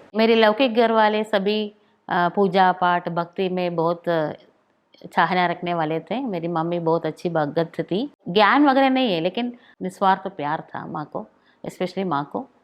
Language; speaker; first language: Hindi; non-native, local second language; Malayalam